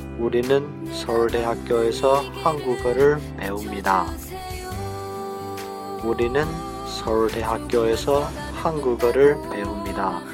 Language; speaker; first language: Korean; non-native, fluent; Chinese